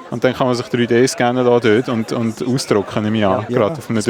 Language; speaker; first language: German; native; German